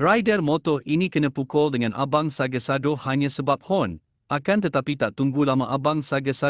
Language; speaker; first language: Malay; native; Malay